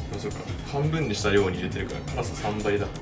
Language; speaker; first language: Japanese; native; Japanese